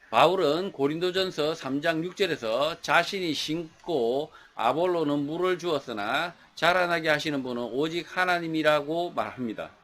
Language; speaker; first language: Korean; native; Korean